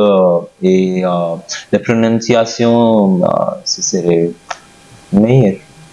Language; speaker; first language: French; non-native, learner; Hindi